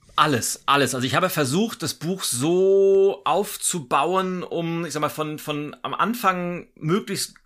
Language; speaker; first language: German; native; German